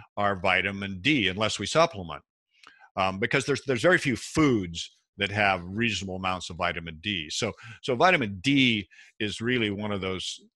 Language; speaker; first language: English; native; English